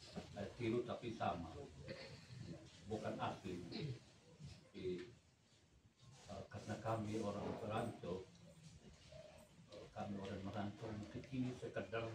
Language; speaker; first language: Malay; non-native, local second language; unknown